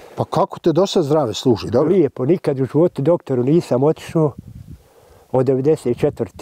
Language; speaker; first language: Bosnian; native; Bosnian